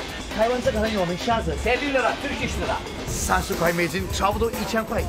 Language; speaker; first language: Chinese; non-native, fluent; Turkish